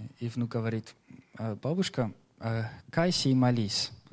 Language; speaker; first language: Russian; non-native, learner; English